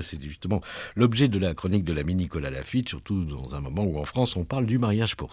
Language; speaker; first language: French; native; French